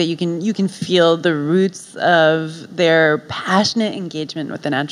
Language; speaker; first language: English; native; English